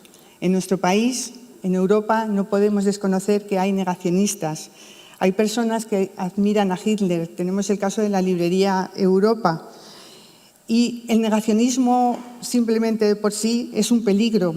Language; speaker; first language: Spanish; native; Spanish